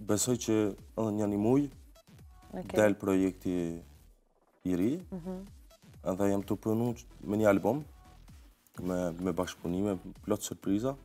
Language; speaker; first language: Albanian; early bilingual, heritage; Albanian